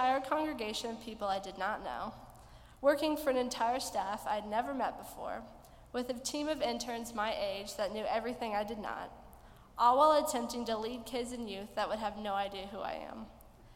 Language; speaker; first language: English; native; English